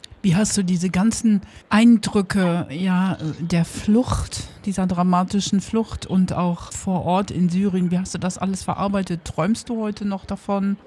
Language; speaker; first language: German; native; German